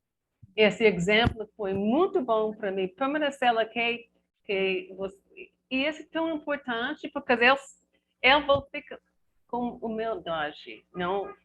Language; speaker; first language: Portuguese; non-native, learner; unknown